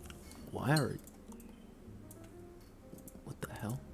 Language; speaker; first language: English; native; English